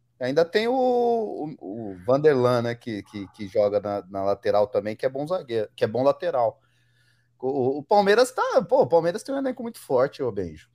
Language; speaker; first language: Portuguese; native; Portuguese